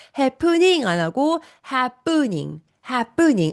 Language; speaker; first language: English; non-native, fluent; Korean